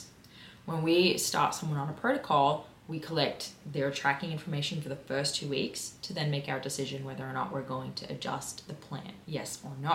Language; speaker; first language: English; native; English